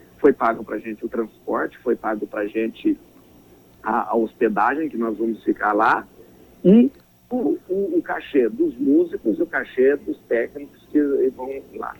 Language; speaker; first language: Portuguese; native; Portuguese